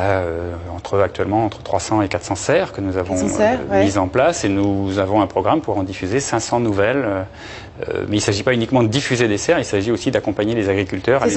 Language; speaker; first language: French; native; French